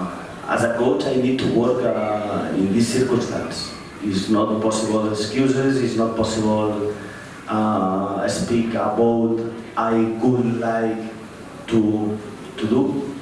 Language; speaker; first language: English; non-native, learner; Spanish